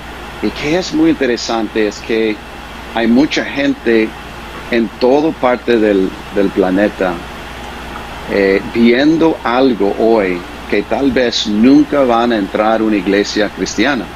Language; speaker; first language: Spanish; non-native, fluent; English